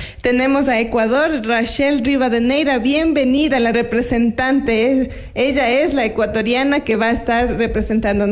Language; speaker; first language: Spanish; native; Spanish